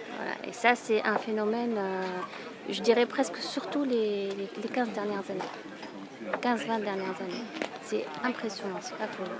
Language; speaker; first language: French; non-native, local second language; Arabic